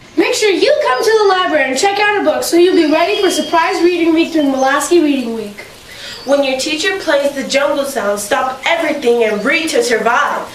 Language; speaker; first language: English; native; English